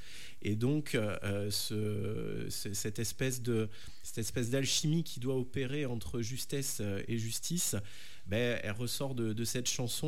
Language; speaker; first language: French; native; French